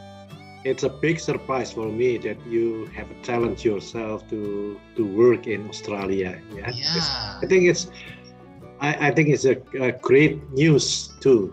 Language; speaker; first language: English; non-native, learner; Indonesian